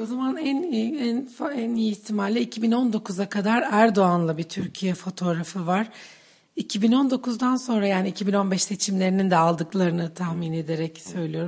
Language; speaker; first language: Turkish; native; Turkish